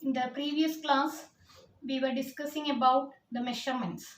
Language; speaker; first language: English; non-native, local second language; Malayalam